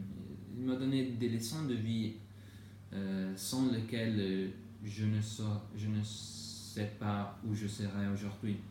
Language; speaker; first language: French; non-native, learner; Italian